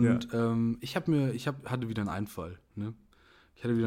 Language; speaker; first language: German; native; German